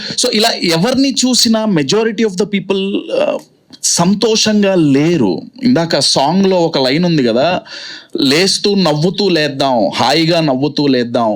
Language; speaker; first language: Telugu; native; Telugu